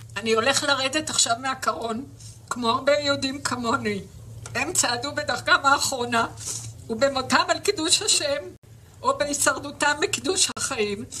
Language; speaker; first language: Hebrew; native; Hebrew